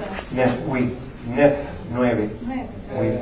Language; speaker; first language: French; non-native, fluent; Spanish